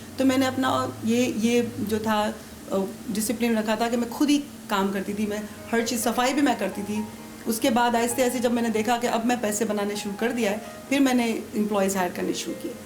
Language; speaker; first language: Urdu; native; Urdu